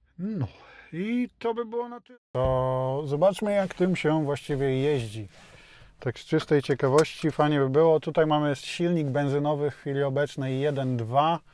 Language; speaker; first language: Polish; native; Polish